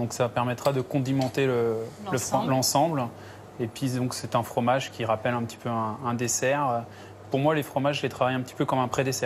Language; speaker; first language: French; native; French